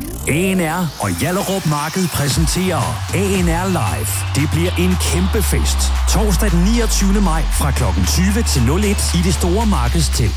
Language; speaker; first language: Danish; native; Danish